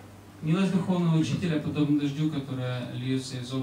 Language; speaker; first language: Russian; native; Russian